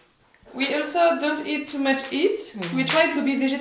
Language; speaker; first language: English; non-native, learner; French